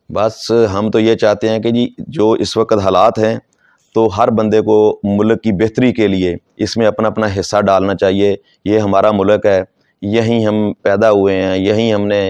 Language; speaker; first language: Urdu; non-native, local second language; Saraiki